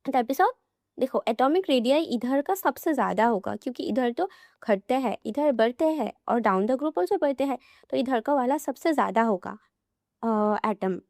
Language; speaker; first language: Hindi; non-native, local second language; Assamese